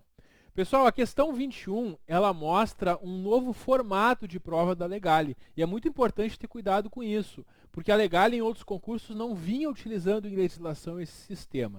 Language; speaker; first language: Portuguese; native; Portuguese